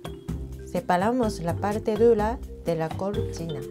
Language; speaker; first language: Spanish; non-native, fluent; Japanese